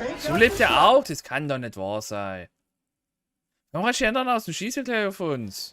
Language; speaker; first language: German; native; German